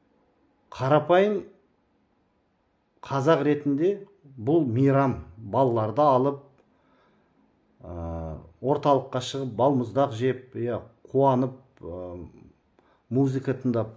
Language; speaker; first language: Kazakh; native; Kazakh